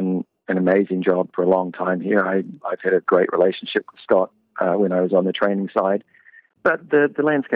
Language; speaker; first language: English; native; English